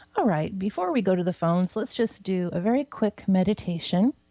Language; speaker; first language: English; native; English